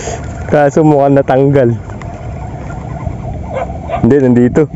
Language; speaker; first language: Filipino; native; Filipino